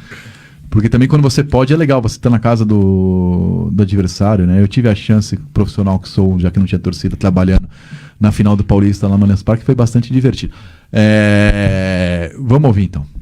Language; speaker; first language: Portuguese; native; Portuguese